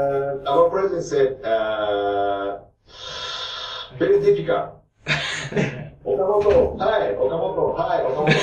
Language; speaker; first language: English; non-native, learner; Japanese